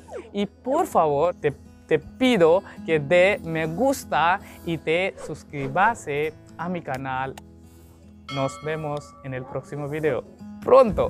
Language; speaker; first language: Spanish; non-native, learner; Hindi